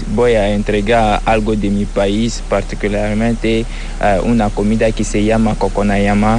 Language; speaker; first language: Spanish; non-native, learner; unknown